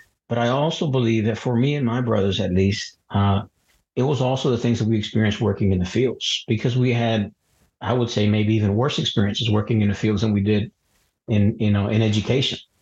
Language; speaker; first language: English; early bilingual, other home language; Spanish